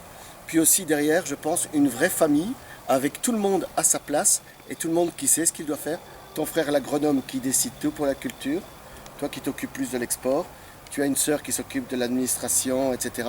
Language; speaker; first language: French; native; French